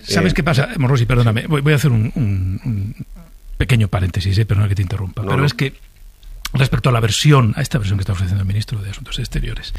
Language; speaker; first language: Spanish; native; Spanish